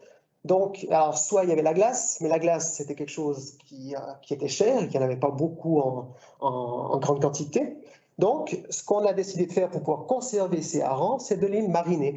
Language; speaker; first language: French; native; French